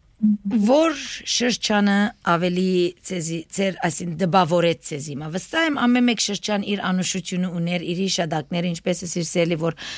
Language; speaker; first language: Armenian; early bilingual, heritage; Armenian